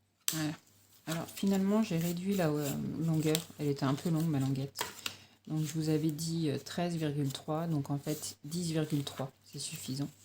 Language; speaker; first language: French; native; French